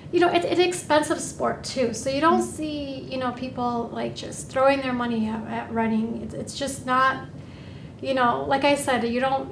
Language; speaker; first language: English; native; English